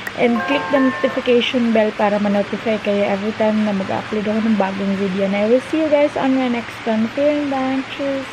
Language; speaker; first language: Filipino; non-native, local second language; Cebuano